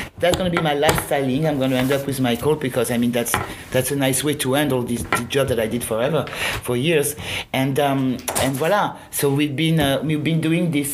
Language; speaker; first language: English; non-native, fluent; French